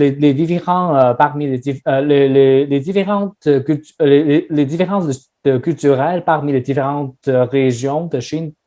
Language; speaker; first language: French; non-native, learner; Chinese